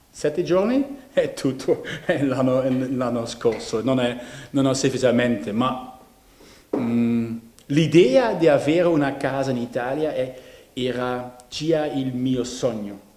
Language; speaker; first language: Italian; non-native, learner; Dutch